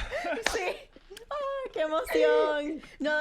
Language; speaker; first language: Spanish; native; Spanish